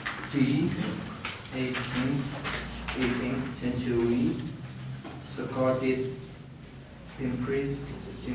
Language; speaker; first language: English; non-native, learner; Shan